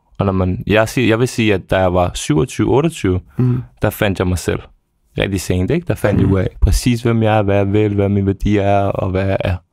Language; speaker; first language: Danish; early bilingual, other home language; Serbian